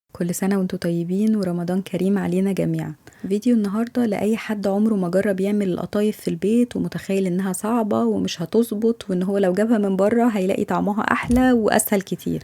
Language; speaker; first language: Arabic; native; Arabic